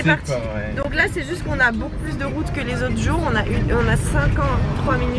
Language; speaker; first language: French; native; French